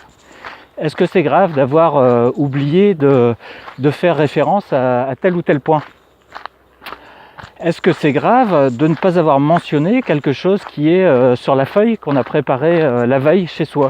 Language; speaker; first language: French; native; French